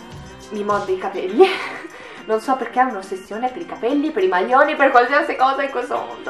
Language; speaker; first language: Italian; native; Italian